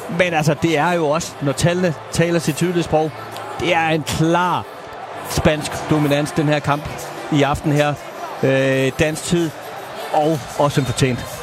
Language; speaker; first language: Danish; native; Danish